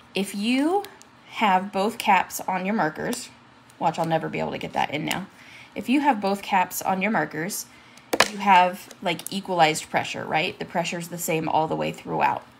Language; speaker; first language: English; native; English